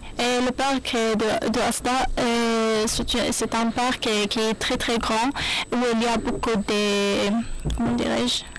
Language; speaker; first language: French; non-native, learner; Arabic